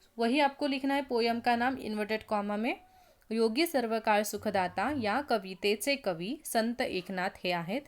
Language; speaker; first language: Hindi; non-native, local second language; Marathi